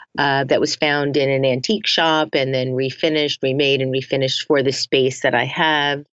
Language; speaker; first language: English; native; English